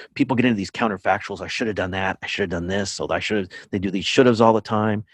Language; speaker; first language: English; native; English